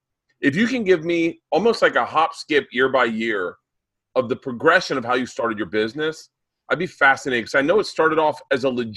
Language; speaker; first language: English; native; English